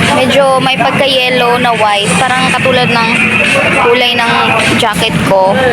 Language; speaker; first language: Filipino; non-native, local second language; Cebuano